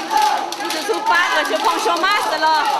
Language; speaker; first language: French; non-native, learner; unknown